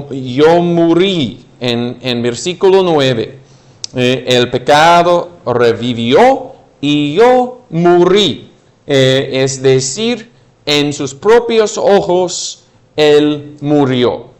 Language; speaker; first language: Spanish; non-native, fluent; English